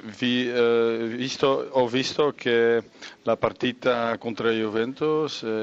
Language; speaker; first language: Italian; non-native, learner; Dutch